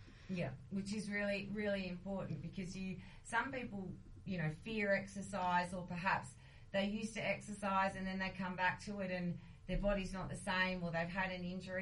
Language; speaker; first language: English; early bilingual, other home language; Italian